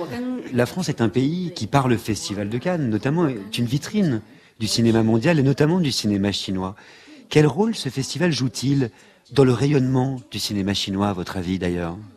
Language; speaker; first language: French; native; French